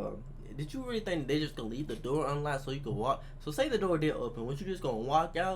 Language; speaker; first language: English; native; English